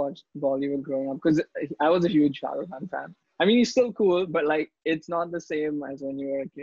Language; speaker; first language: English; non-native, local second language; Hindi